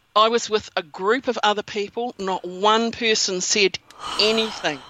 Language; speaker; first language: English; native; English